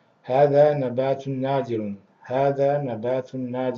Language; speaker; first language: Arabic; non-native, fluent; Russian